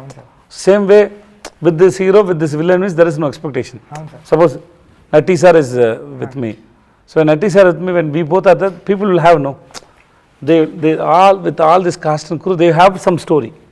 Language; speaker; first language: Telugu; non-native, learner; Tamil